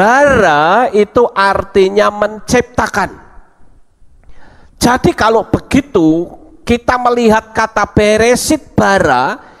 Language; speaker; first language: Indonesian; native; Indonesian